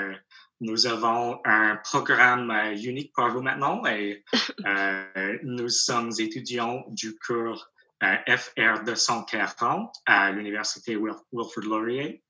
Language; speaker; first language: French; non-native, learner; English